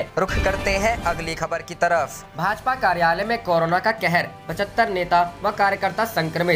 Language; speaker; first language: Hindi; native; Hindi